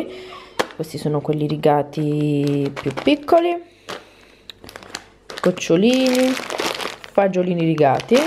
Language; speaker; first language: Italian; native; Italian